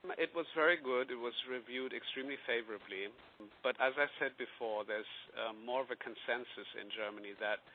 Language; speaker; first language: English; non-native, fluent; German